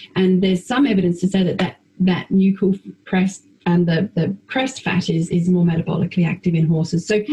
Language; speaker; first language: English; native; English